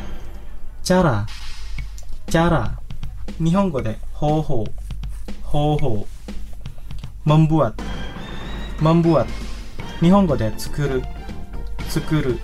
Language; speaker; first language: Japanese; non-native, fluent; Indonesian